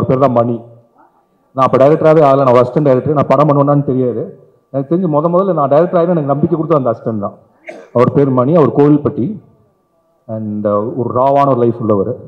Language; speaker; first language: Tamil; native; Tamil